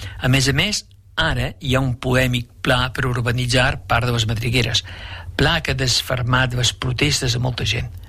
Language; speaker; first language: Catalan; native; Catalan